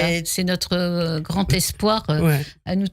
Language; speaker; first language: French; native; French